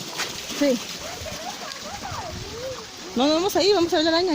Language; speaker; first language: Spanish; native; Spanish